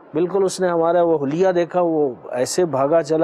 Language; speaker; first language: Urdu; native; Urdu